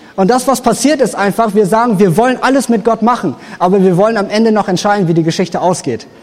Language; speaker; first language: German; native; German